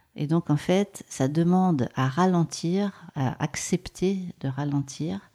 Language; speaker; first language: French; native; French